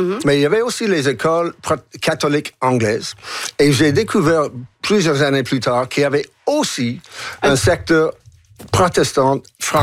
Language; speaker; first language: French; non-native, local second language; English